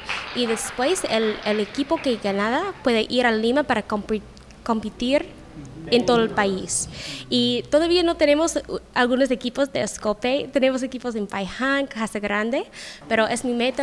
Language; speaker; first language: Spanish; non-native, learner; English